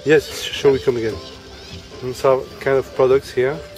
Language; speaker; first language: English; non-native, learner; French